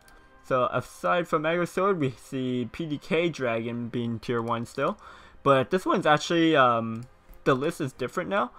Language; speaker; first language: English; native; English